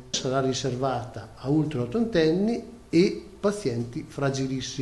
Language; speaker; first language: Italian; native; Italian